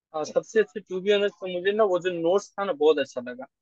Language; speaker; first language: Hindi; native; Hindi